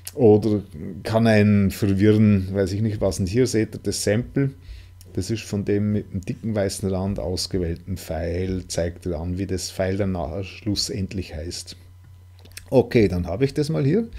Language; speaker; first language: German; non-native, local second language; Swiss German